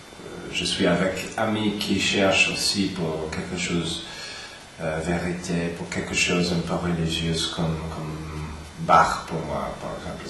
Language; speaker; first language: French; non-native, learner; English